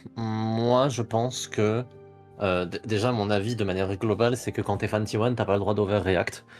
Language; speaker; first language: French; native; French